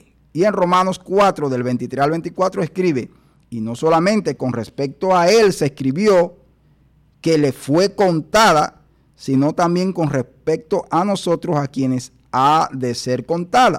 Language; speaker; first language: Spanish; native; Spanish